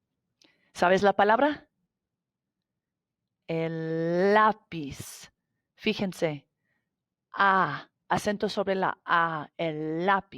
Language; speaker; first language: Spanish; non-native, fluent; English